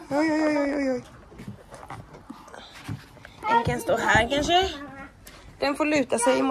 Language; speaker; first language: Swedish; native; Swedish